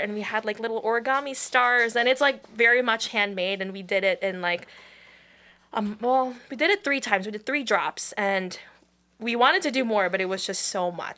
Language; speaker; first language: English; non-native, local second language; Filipino